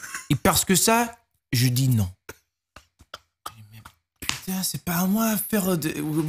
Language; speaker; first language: French; non-native, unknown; English